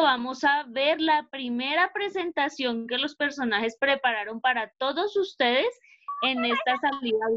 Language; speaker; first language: Spanish; native; Spanish